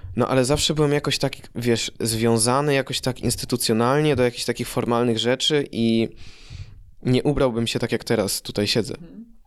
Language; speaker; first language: Polish; early bilingual, heritage; Polish